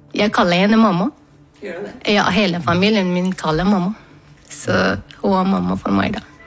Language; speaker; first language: Norwegian; non-native, learner; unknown